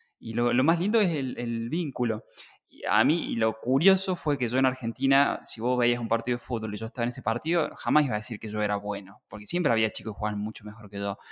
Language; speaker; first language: Spanish; native; Spanish